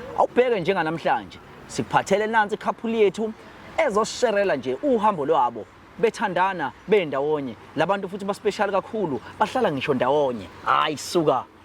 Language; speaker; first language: Zulu; native; Zulu